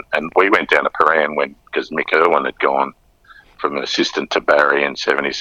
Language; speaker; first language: English; native; English